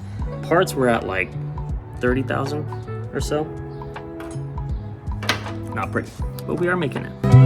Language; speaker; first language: English; native; English